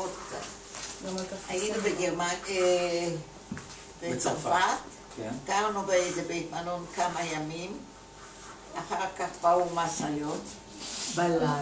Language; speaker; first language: Hebrew; non-native, fluent; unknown